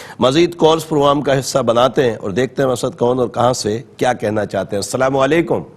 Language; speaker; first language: Urdu; native; Urdu